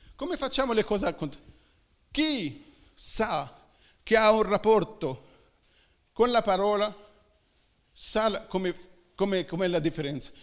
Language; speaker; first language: Italian; non-native, fluent; Arabic